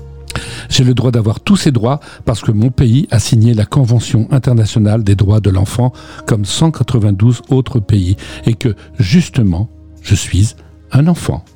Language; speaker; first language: French; native; French